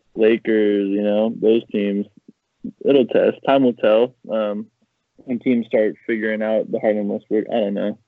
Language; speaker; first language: English; native; English